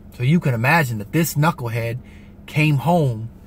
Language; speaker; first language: English; native; English